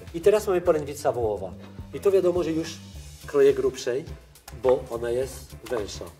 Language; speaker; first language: Polish; non-native, fluent; French